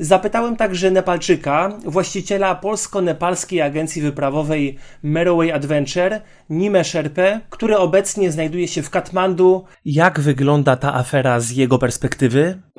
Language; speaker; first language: Polish; native; Polish